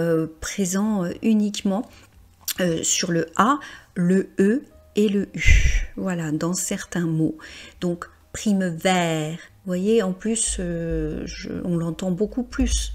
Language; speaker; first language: French; native; French